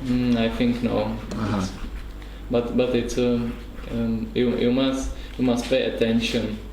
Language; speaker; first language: English; non-native, learner; Czech